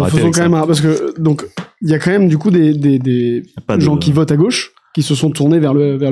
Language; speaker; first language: French; native; French